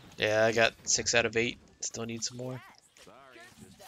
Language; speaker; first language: English; native; English